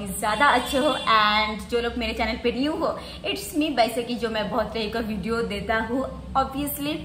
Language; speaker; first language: Hindi; non-native, local second language; Bangla